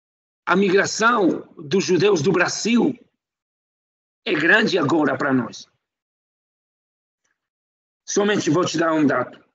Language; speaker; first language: Portuguese; non-native, fluent; Spanish